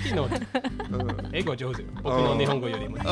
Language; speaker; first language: Japanese; non-native, fluent; English